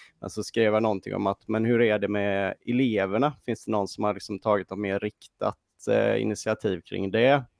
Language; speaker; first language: Swedish; native; Swedish